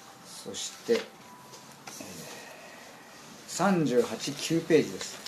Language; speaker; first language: Japanese; native; Japanese